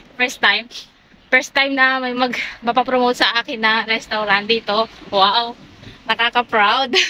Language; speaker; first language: Filipino; native; Filipino